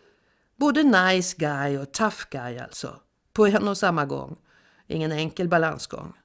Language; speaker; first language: Swedish; native; Swedish